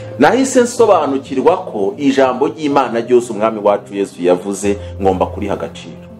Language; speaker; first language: Kinyarwanda; early bilingual, heritage; Kinyarwanda